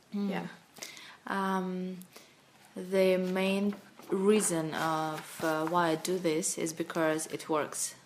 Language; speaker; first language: English; non-native, fluent; Russian